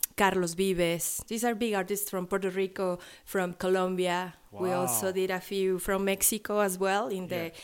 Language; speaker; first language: English; non-native, fluent; Spanish